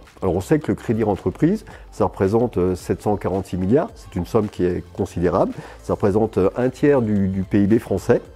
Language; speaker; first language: French; native; French